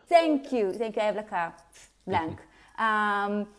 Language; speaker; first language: English; non-native, fluent; Hebrew